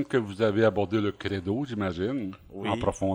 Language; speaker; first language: French; native; French